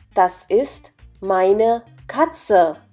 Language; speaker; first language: German; non-native, fluent; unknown